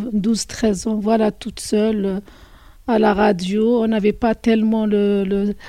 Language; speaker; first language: French; non-native, local second language; Arabic